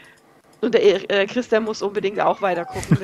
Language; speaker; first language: German; native; German